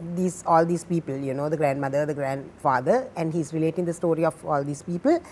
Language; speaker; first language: English; non-native, local second language; Sinhala